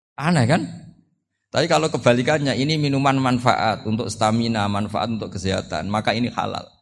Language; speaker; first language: Indonesian; non-native, local second language; Javanese